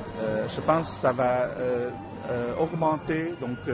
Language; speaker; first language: French; non-native, fluent; Chinese